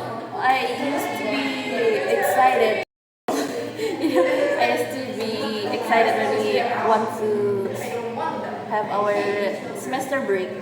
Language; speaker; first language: English; non-native, learner; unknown